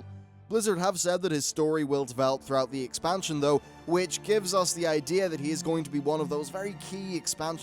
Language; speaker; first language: English; native; English